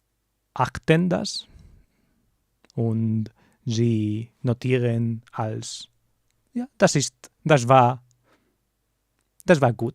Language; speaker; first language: German; non-native, learner; English